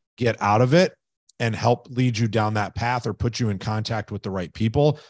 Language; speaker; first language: English; native; English